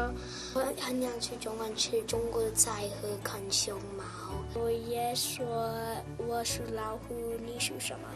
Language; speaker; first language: Chinese; non-native, learner; English